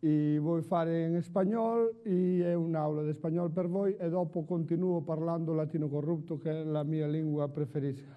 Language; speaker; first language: Italian; non-native, learner; Spanish